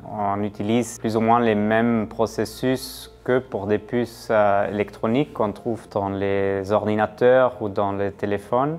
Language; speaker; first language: French; non-native, fluent; German